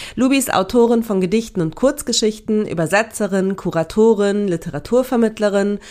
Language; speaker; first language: German; native; German